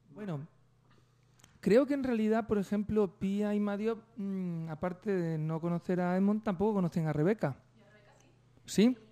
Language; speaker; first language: Spanish; native; Spanish